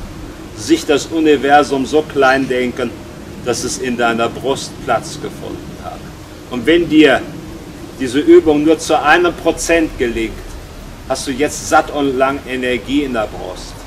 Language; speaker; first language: German; native; German